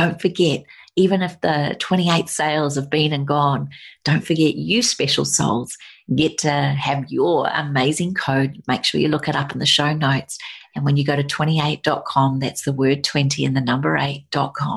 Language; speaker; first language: English; native; English